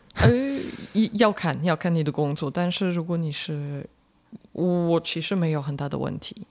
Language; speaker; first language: Chinese; non-native, fluent; French